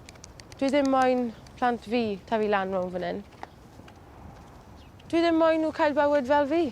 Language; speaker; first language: Welsh; non-native, local second language; English